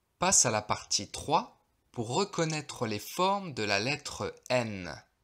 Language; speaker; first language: French; non-native, local second language; Arabic